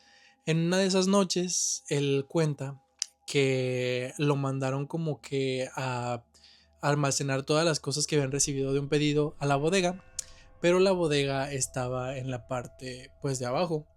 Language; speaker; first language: Spanish; native; Spanish